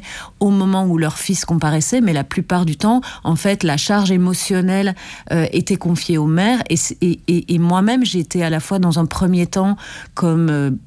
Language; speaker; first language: French; native; French